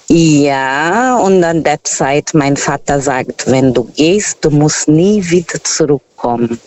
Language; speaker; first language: German; non-native, fluent; Portuguese